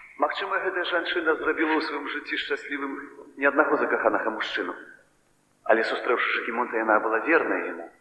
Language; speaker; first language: Belarusian; native; Belarusian